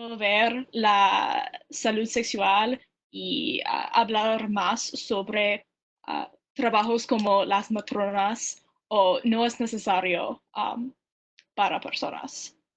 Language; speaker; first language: Spanish; non-native, learner; English